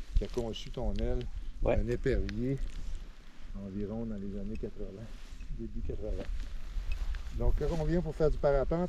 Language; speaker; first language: French; native; French